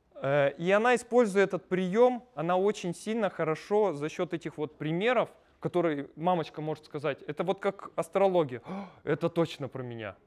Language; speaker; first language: Russian; native; Russian